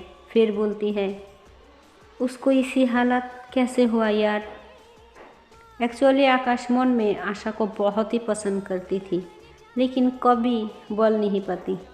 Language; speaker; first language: Hindi; non-native, local second language; Bangla